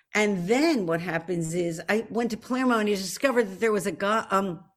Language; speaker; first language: English; native; English